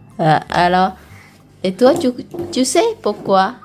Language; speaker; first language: French; non-native, learner; Lao